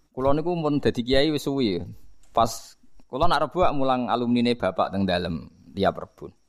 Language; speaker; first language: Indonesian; non-native, local second language; Javanese